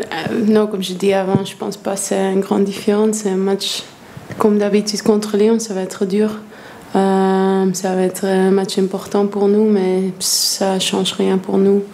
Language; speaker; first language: French; non-native, fluent; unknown